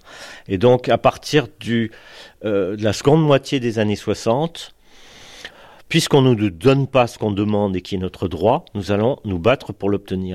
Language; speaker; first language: French; native; French